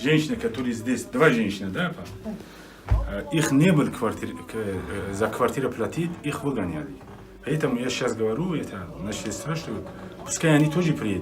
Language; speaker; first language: Russian; non-native, learner; Tajik